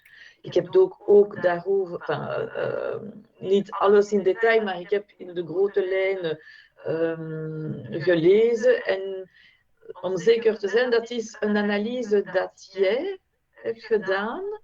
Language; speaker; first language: Dutch; non-native, fluent; French